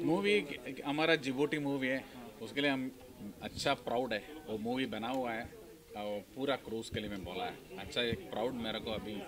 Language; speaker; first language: Hindi; non-native, local second language; Malayalam